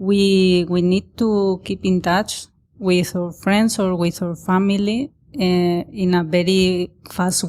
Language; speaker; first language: English; non-native, learner; Spanish